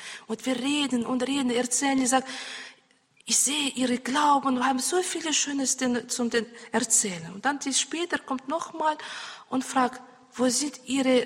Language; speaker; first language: German; non-native, learner; Russian